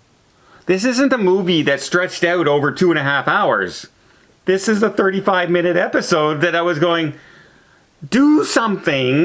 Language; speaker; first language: English; native; English